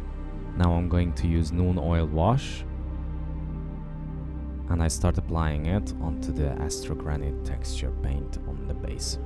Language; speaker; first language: English; non-native, fluent; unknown